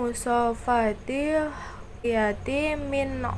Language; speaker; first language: Arabic; non-native, learner; Indonesian